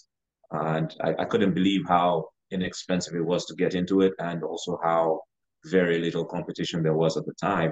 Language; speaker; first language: English; non-native, local second language; Ganda